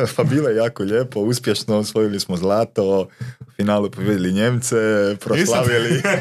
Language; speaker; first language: Croatian; non-native, local second language; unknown